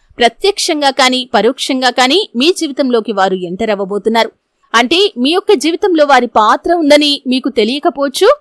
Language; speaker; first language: Telugu; native; Telugu